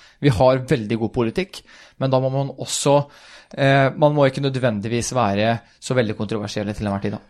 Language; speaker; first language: Norwegian; early bilingual, other home language; Swedish